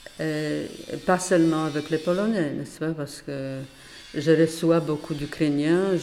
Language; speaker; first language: French; non-native, fluent; Polish